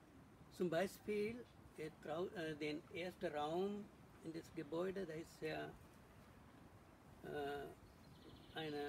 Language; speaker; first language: German; non-native, learner; Sinhala